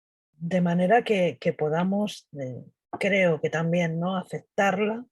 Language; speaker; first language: Spanish; native; Spanish